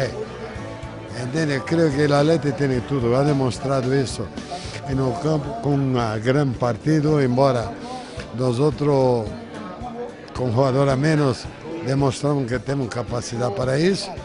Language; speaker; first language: Spanish; non-native, fluent; Portuguese